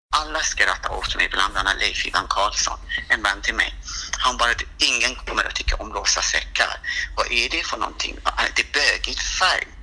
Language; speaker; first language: Swedish; non-native, fluent; Persian